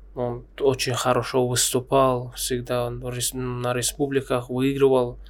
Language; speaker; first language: Russian; non-native, local second language; Tajik